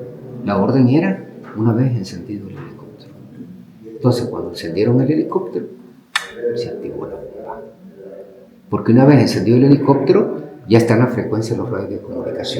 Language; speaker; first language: Spanish; native; Spanish